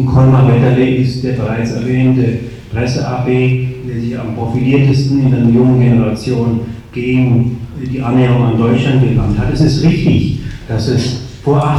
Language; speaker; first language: German; native; German